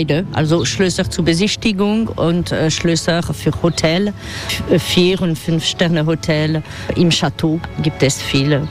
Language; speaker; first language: German; non-native, learner; French